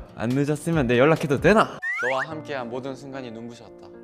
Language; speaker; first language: Korean; native; Korean